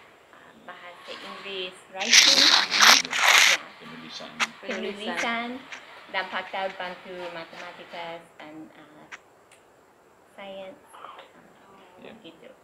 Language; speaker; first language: Indonesian; non-native, learner; English